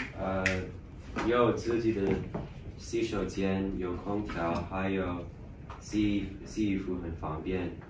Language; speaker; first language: Chinese; non-native, learner; English